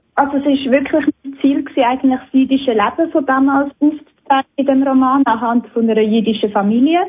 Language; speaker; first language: German; native; German